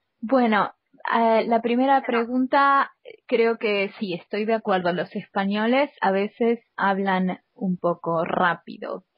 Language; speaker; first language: Spanish; native; Spanish